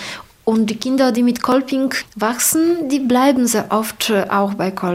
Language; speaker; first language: German; non-native, fluent; Polish